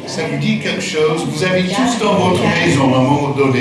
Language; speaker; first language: French; non-native, fluent; English